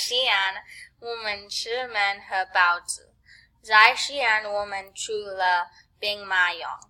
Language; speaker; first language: Chinese; non-native, learner; English